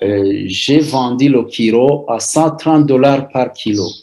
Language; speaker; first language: French; non-native, local second language; Rundi